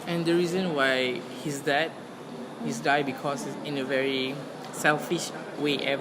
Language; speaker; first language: English; non-native, learner; Malay